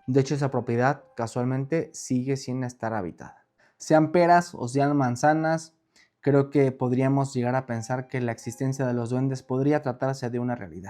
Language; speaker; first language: Spanish; native; Spanish